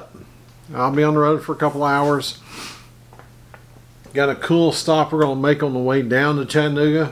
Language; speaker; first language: English; native; English